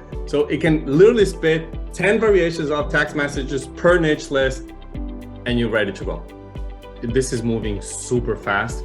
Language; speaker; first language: English; non-native, fluent; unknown